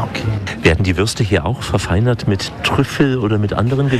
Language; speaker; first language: German; native; German